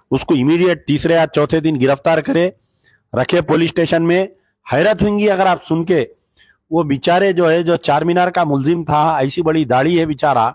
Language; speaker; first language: Hindi; non-native, local second language; Urdu